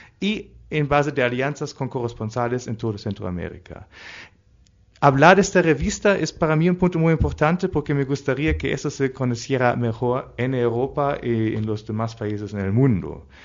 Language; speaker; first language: Spanish; non-native, fluent; German